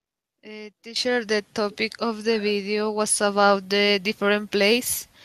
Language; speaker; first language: English; non-native, learner; Spanish